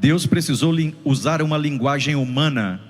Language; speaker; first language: Portuguese; native; Portuguese